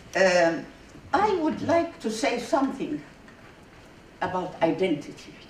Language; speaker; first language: English; non-native, fluent; Arabic